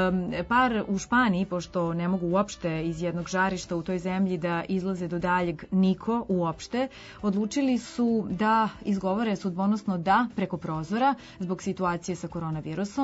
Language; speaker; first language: Serbian; native; Serbian